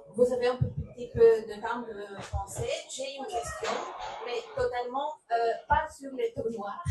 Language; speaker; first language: French; non-native, learner; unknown